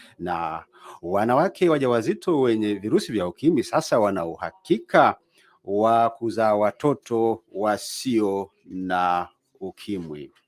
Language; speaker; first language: Swahili; native; Swahili